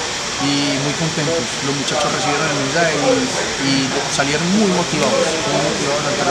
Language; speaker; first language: Spanish; native; Spanish